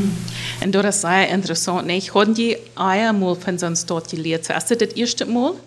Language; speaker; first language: German; non-native, learner; Plautdietsch